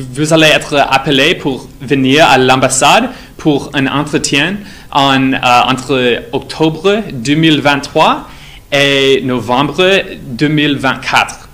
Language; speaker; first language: French; non-native, fluent; English